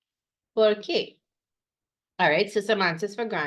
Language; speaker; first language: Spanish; non-native, fluent; English